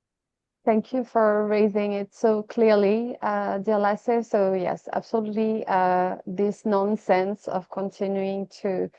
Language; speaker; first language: English; non-native, fluent; French